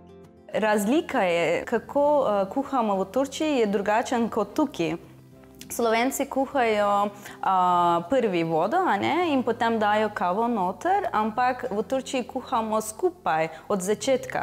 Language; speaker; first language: Slovenian; non-native, fluent; Turkish